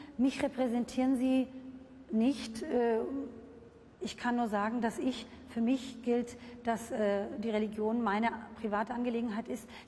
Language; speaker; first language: German; early bilingual, other home language; Turkish